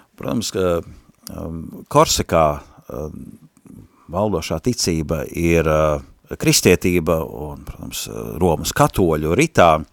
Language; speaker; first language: Latvian; native; Latvian